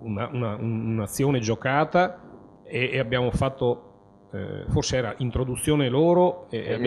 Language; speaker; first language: Italian; native; Italian